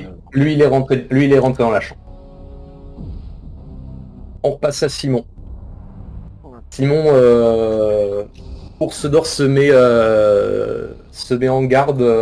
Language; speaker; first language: French; native; French